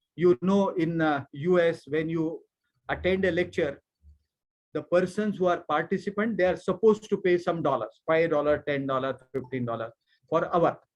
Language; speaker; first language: English; non-native, local second language; Marathi